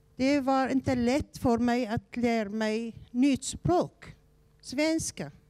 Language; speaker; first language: Swedish; non-native, learner; Arabic